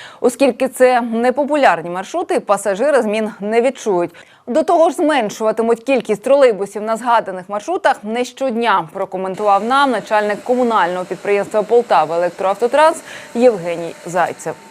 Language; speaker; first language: Ukrainian; native; Ukrainian